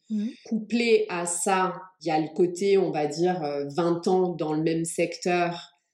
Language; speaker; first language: French; early bilingual, other home language; English